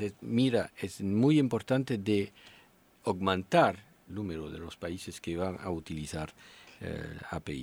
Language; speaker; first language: Spanish; non-native, fluent; French